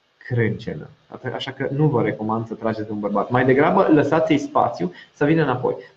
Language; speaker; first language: Romanian; non-native, local second language; Hungarian